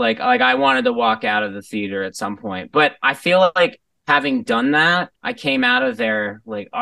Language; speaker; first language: English; native; English